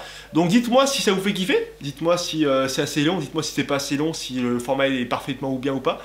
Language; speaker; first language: French; native; French